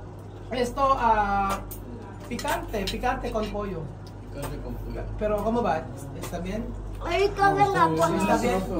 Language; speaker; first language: Spanish; non-native, learner; Filipino